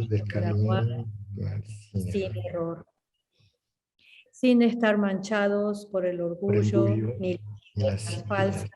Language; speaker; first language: Spanish; native; Spanish